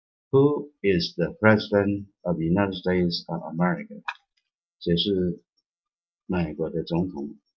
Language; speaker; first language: English; non-native, fluent; Chinese